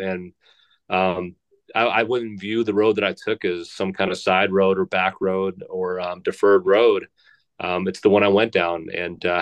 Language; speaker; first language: English; native; English